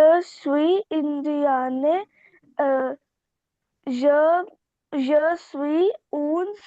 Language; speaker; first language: French; non-native, learner; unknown